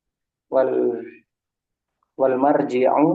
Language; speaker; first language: Arabic; non-native, learner; Indonesian